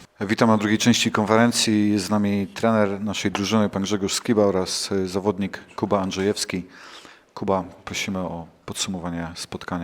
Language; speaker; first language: Polish; native; Polish